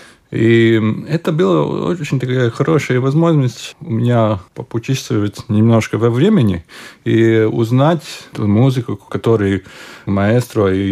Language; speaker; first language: Russian; non-native, local second language; Latvian